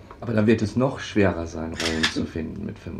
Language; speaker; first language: German; native; German